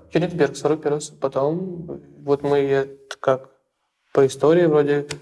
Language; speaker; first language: Russian; native; Russian